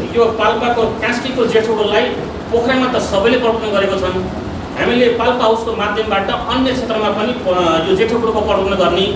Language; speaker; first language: Nepali; native; Nepali